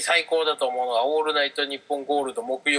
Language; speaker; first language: Japanese; native; Japanese